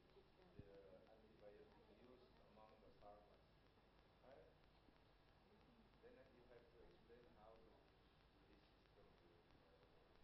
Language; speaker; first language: English; non-native, fluent; Indonesian